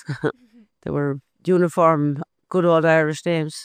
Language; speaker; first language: English; native; English